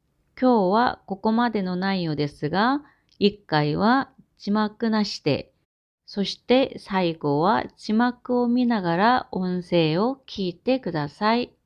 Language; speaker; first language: Japanese; non-native, fluent; Korean